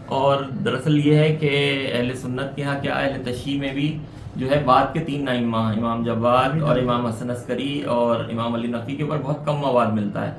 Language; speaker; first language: Urdu; native; Urdu